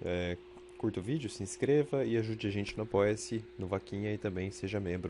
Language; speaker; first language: Portuguese; native; Portuguese